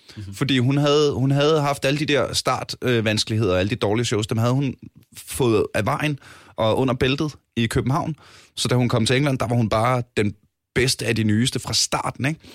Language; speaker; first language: Danish; native; Danish